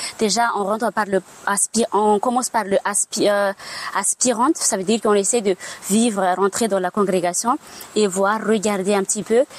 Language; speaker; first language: French; non-native, local second language; Malagasy